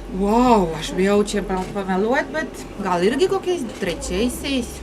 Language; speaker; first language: Lithuanian; non-native, learner; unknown